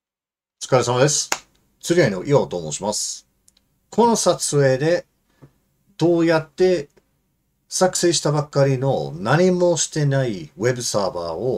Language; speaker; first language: Japanese; non-native, fluent; English